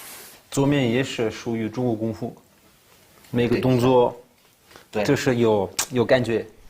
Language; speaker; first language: Chinese; non-native, fluent; French